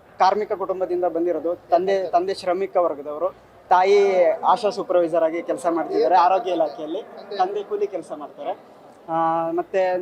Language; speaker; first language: Kannada; native; Kannada